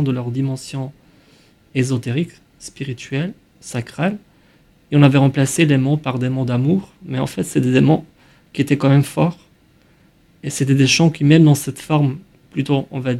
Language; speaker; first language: French; non-native, fluent; Albanian